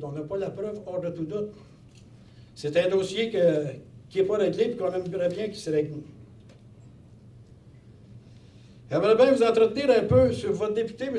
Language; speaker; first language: French; native; French